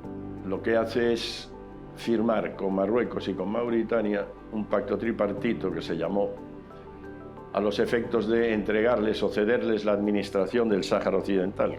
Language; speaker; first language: Spanish; native; Spanish